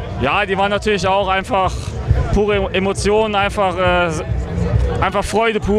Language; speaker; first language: German; native; German